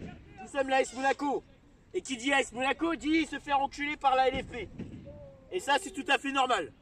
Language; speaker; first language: French; native; French